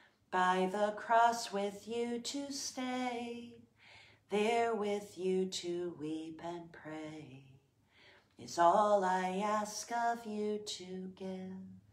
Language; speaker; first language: English; native; English